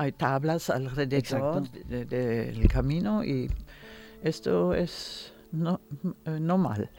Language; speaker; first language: Spanish; non-native, learner; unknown